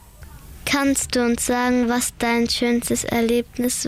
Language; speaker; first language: German; early bilingual, other home language; Persian